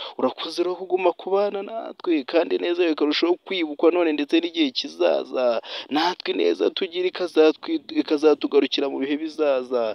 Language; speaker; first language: Kinyarwanda; native; Kinyarwanda